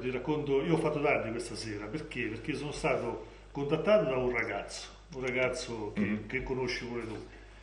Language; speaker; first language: Italian; native; Italian